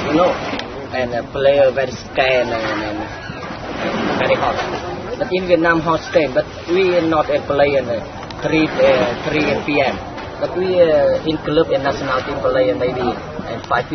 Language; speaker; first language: English; non-native, learner; Vietnamese